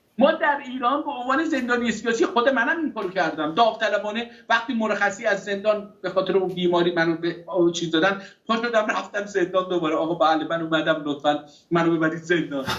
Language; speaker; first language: Persian; non-native, local second language; Azerbaijani